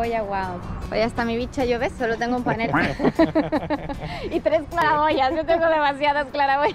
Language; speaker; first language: Spanish; native; Spanish